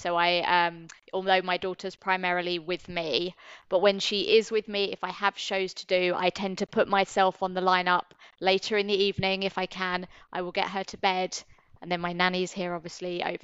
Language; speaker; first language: English; native; English